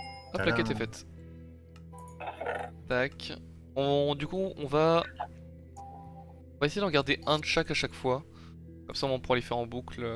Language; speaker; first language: French; native; French